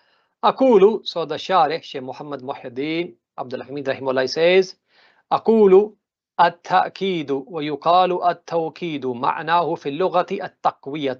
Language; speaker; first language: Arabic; non-native, fluent; English